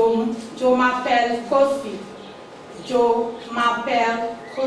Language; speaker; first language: French; non-native, fluent; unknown